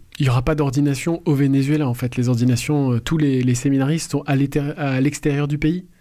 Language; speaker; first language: French; native; French